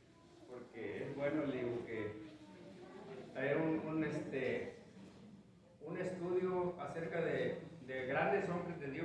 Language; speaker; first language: Spanish; native; Spanish